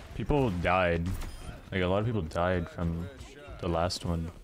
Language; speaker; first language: English; native; English